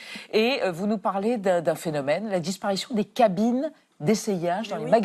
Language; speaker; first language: French; native; French